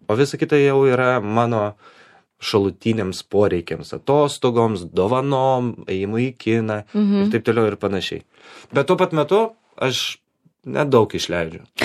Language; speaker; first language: Lithuanian; non-native, local second language; Polish